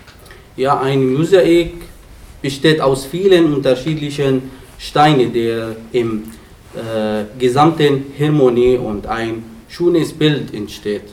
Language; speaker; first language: German; non-native, learner; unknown